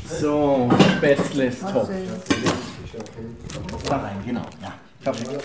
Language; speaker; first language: German; native; German